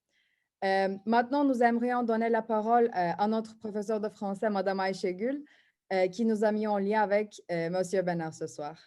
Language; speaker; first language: French; non-native, fluent; Turkish